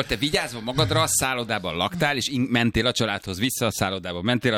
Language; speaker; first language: Hungarian; native; Hungarian